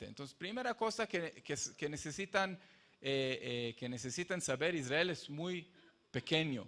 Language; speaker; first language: Spanish; non-native, fluent; Hebrew